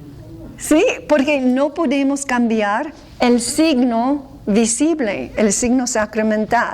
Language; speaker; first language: Spanish; non-native, fluent; English